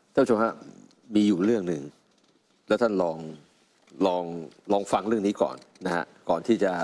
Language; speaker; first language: Thai; native; Thai